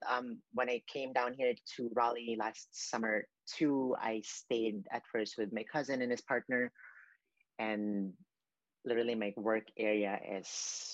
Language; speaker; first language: English; non-native, local second language; Cebuano